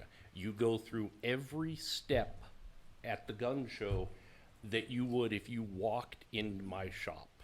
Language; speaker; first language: English; native; English